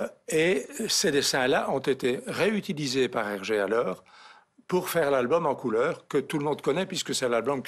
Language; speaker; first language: French; native; French